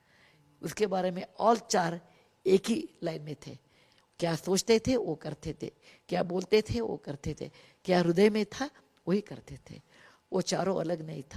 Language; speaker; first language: Hindi; non-native, local second language; Kannada